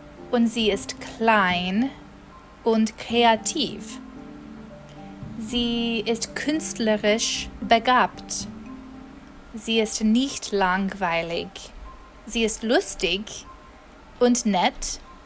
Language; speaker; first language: German; non-native, fluent; English